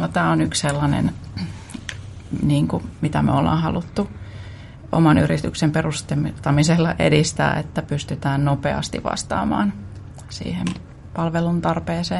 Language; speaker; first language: Finnish; native; Finnish